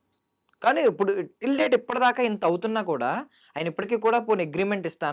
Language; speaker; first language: Telugu; native; Telugu